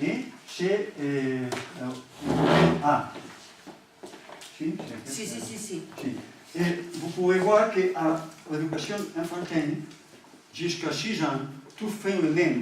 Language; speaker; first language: French; non-native, learner; Catalan